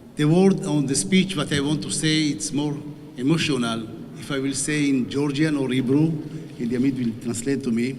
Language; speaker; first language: English; non-native, learner; Georgian